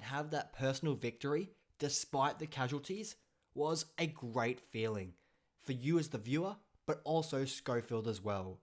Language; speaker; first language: English; native; English